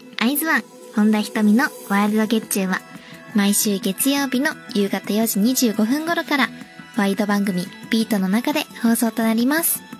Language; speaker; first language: Japanese; native; Japanese